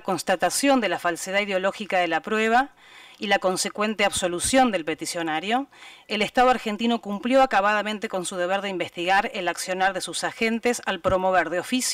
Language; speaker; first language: Spanish; native; Spanish